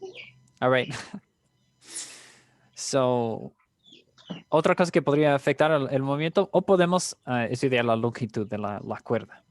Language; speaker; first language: Spanish; non-native, fluent; English